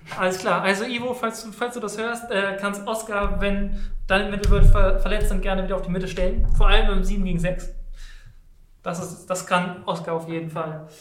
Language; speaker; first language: German; native; German